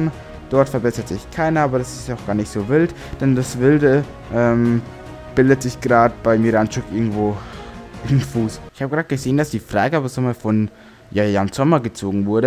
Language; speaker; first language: German; native; German